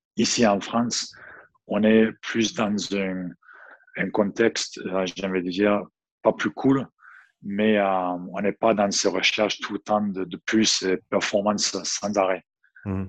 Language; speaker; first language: French; non-native, fluent; English